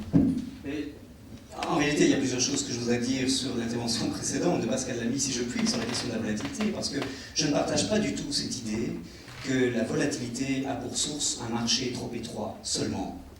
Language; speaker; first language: French; native; French